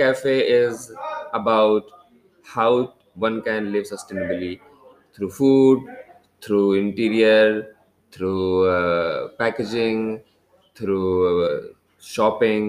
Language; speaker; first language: English; non-native, local second language; Hindi